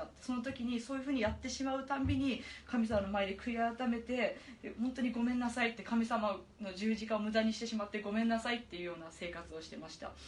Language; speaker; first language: Japanese; native; Japanese